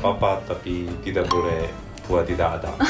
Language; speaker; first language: Indonesian; non-native, fluent; Korean